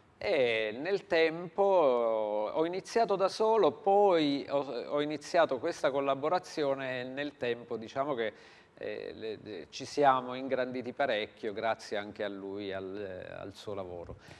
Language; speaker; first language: Italian; native; Italian